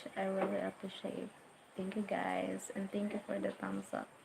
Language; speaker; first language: English; non-native, learner; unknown